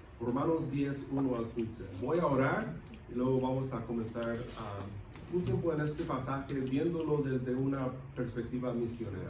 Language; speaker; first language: Spanish; non-native, local second language; English